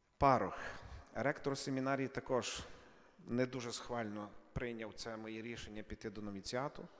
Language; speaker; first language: Ukrainian; native; Ukrainian